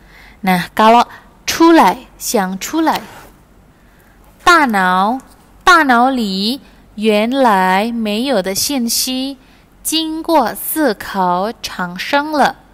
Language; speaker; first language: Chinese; non-native, fluent; Indonesian